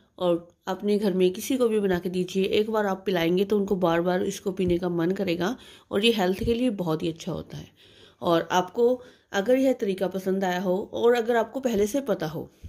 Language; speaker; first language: Hindi; non-native, local second language; Punjabi